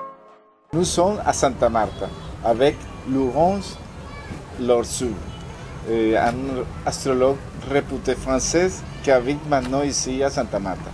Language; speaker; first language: French; non-native, learner; Spanish